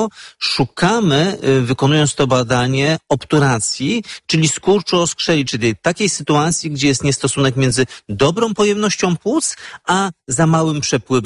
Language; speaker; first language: Polish; native; Polish